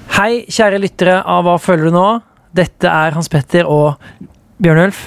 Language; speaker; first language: Norwegian; native; Norwegian